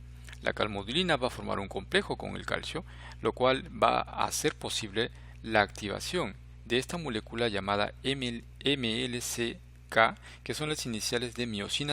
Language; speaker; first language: Spanish; native; Spanish